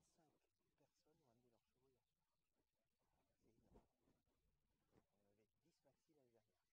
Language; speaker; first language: French; native; French